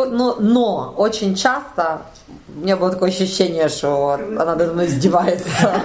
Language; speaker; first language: Russian; native; Russian